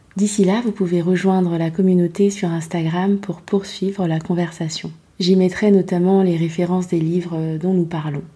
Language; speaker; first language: French; native; French